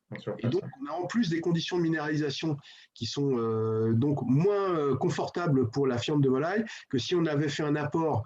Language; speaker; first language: French; native; French